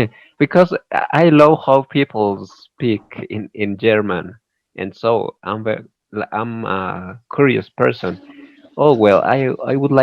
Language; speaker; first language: English; non-native, learner; Spanish